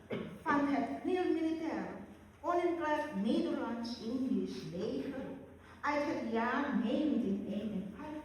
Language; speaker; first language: Dutch; early bilingual, other home language; Malay